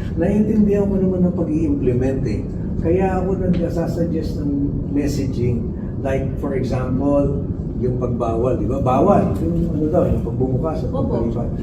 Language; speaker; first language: Filipino; native; Filipino